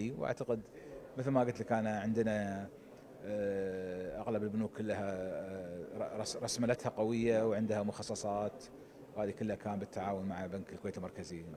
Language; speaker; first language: Arabic; native; Arabic